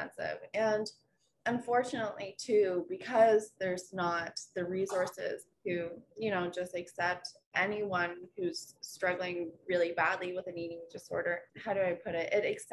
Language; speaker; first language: English; native; English